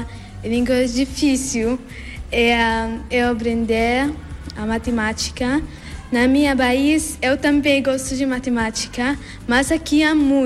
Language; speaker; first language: Portuguese; non-native, learner; Arabic